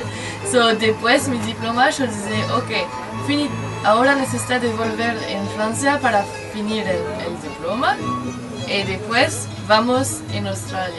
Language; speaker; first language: Spanish; non-native, learner; French